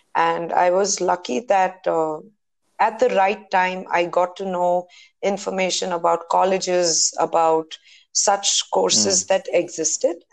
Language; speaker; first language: English; non-native, local second language; Hindi